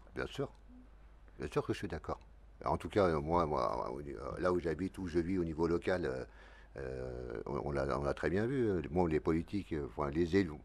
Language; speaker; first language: French; native; French